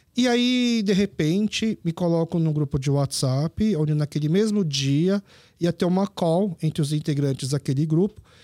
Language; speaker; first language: Portuguese; early bilingual, other home language; Korean